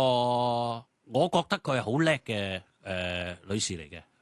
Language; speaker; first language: Cantonese; native; Cantonese